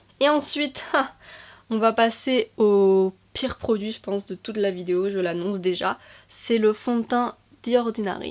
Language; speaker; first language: French; native; French